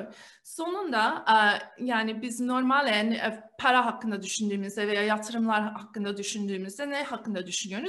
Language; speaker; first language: Turkish; early bilingual, heritage; Turkish